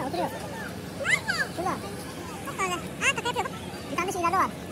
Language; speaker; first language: Turkish; early bilingual, other home language; Kazakh